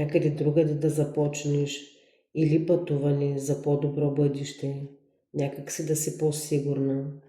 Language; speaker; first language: Bulgarian; native; Bulgarian